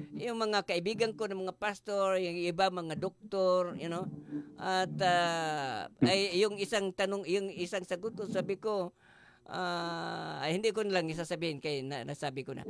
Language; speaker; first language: Filipino; non-native, local second language; Waray